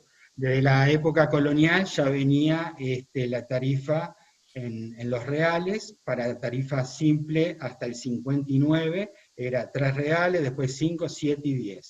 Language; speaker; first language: Spanish; native; Spanish